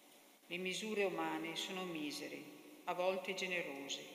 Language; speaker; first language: Italian; native; Italian